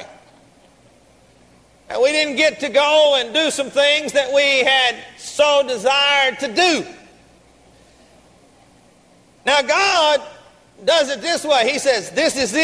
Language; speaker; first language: English; native; English